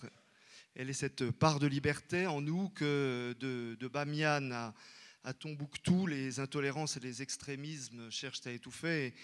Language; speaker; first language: French; native; French